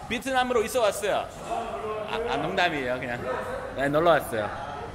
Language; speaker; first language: Korean; non-native, fluent; English